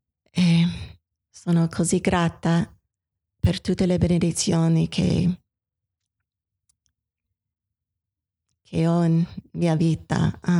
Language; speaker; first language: Italian; non-native, fluent; English